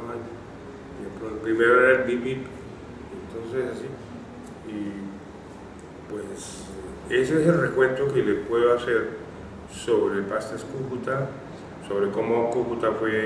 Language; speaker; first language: Spanish; native; Spanish